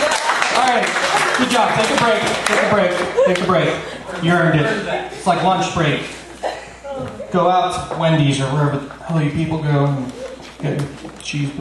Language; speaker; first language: English; native; English